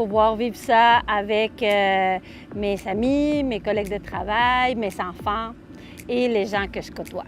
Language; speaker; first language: French; non-native, fluent; Spanish